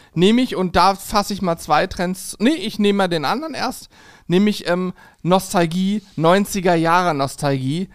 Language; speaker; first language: German; native; German